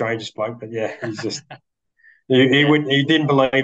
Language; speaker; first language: English; native; English